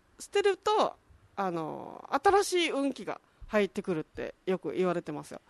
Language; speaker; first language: Japanese; native; Japanese